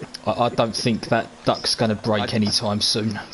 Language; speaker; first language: English; native; English